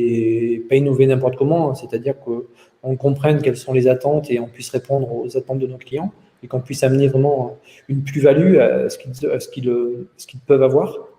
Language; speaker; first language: French; native; French